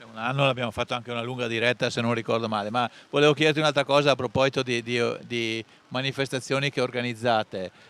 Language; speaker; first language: Italian; native; Italian